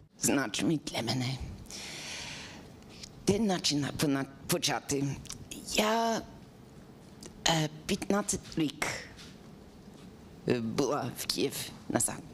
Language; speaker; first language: Ukrainian; non-native, learner; English